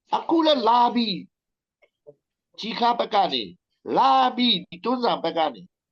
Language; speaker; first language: Burmese; non-native, local second language; Tedim Chin